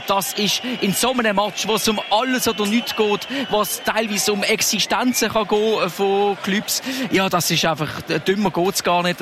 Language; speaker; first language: German; native; German